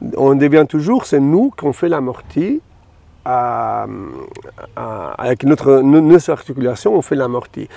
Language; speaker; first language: French; non-native, fluent; Spanish